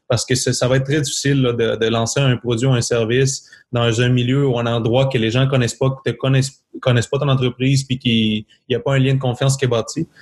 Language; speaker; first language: French; non-native, fluent; Spanish